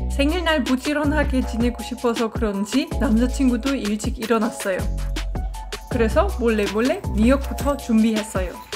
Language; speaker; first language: Korean; non-native, fluent; German